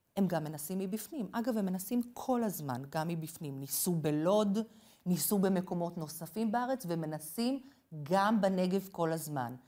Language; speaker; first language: Hebrew; non-native, fluent; English